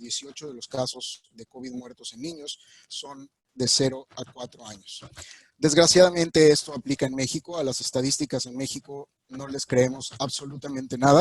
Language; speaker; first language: Spanish; native; Spanish